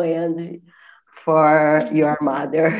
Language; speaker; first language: English; non-native, learner; Portuguese